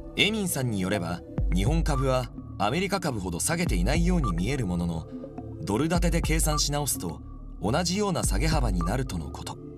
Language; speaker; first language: Japanese; native; Japanese